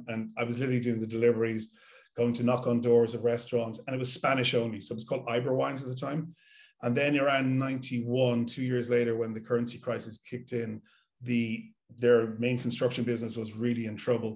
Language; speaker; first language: English; native; English